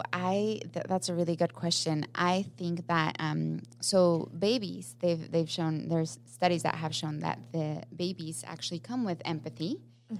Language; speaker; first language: English; non-native, fluent; Spanish